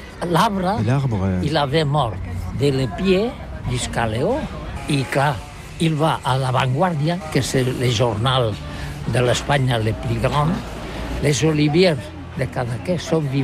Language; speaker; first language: French; non-native, learner; Catalan